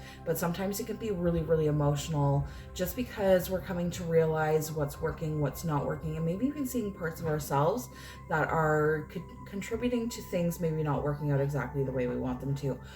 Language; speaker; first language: English; native; English